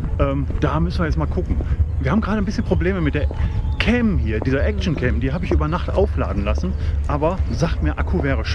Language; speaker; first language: German; native; German